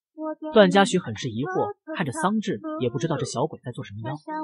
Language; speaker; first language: Chinese; native; Chinese